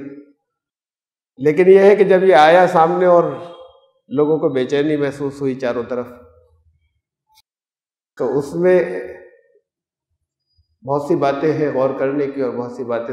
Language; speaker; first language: Urdu; native; Urdu